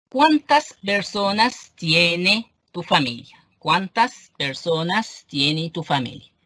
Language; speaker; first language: Spanish; non-native, fluent; Arabic